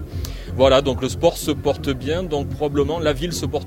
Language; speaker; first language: French; native; French